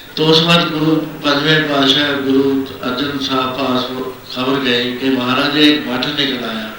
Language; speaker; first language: Hindi; non-native, local second language; Punjabi